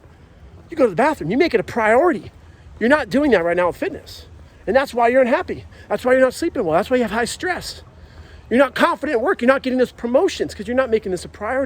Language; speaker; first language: English; native; English